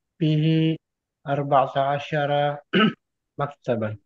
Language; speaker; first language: Arabic; non-native, learner; Indonesian